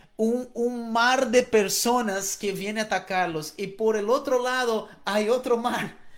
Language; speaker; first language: Spanish; non-native, fluent; Portuguese